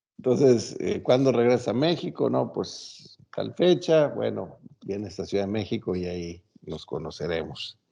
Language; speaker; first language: Spanish; native; Spanish